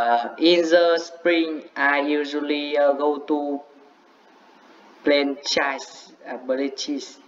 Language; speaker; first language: English; non-native, learner; Vietnamese